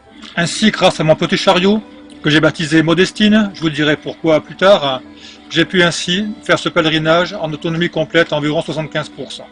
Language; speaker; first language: French; native; French